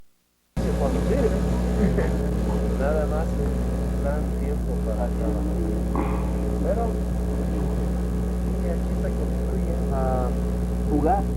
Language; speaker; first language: Spanish; non-native, fluent; English